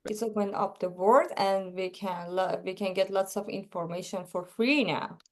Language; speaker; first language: English; non-native, learner; Persian